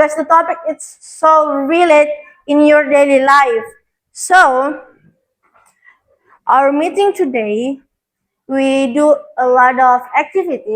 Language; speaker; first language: English; non-native, learner; Indonesian